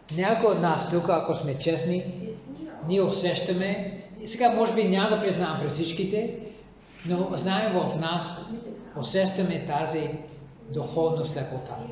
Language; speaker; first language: Bulgarian; non-native, fluent; English